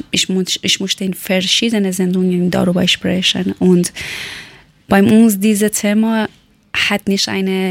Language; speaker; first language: German; non-native, learner; Persian